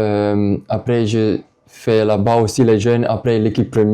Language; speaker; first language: French; non-native, local second language; Dutch